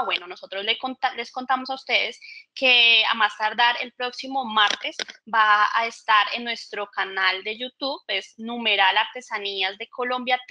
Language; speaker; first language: Spanish; native; Spanish